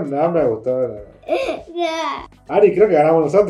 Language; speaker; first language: Spanish; native; Spanish